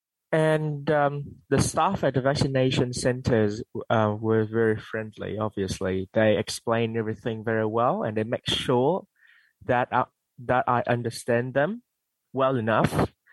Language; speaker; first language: English; non-native, fluent; Vietnamese